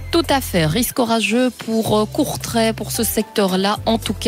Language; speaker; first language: French; native; French